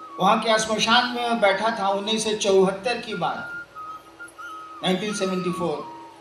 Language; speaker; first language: Hindi; native; Hindi